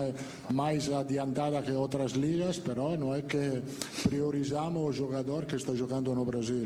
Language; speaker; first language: Portuguese; non-native, fluent; Italian